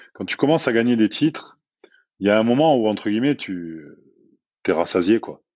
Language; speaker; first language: French; native; French